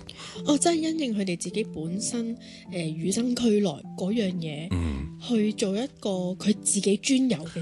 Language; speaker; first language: Cantonese; native; Cantonese